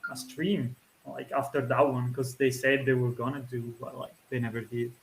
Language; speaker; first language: English; non-native, fluent; Italian